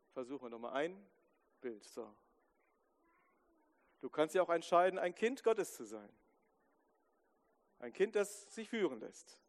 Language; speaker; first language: German; native; German